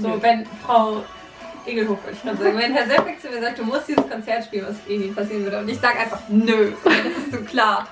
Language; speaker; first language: German; native; German